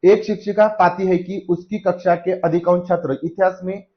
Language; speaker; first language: Hindi; non-native, local second language; Marathi